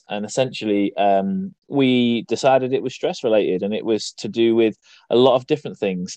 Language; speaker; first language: English; native; English